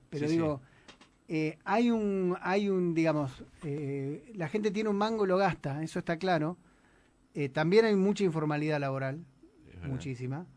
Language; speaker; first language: Spanish; native; Spanish